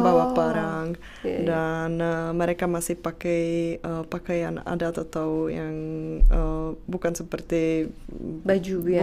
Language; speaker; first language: Indonesian; non-native, fluent; Czech